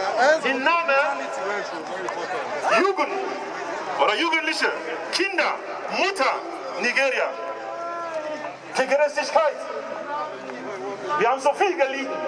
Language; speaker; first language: German; non-native, learner; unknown